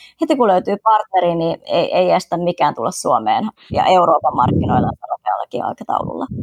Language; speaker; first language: Finnish; early bilingual, other home language; Vietnamese